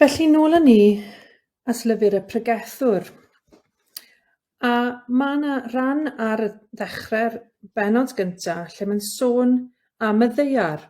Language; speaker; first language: Welsh; native; Welsh